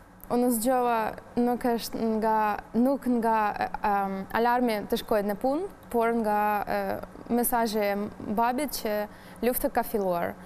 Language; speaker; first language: Albanian; non-native, learner; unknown